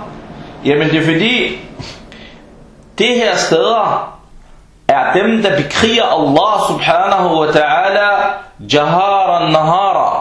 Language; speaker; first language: Danish; early bilingual, other home language; Arabic